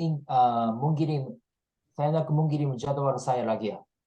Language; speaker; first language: Indonesian; non-native, learner; Japanese